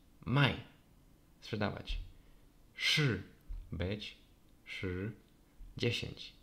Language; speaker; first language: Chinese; non-native, learner; Polish